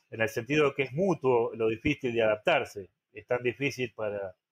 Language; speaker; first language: Spanish; native; Spanish